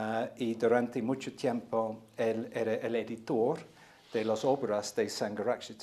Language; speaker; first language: Spanish; non-native, fluent; English